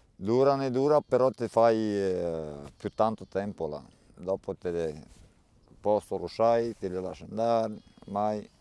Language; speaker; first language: Italian; non-native, learner; Romanian